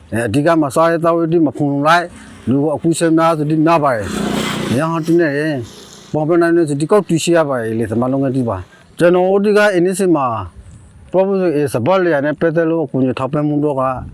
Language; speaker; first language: Burmese; native; Burmese